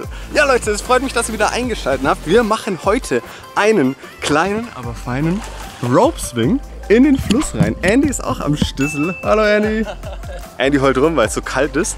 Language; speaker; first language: German; native; German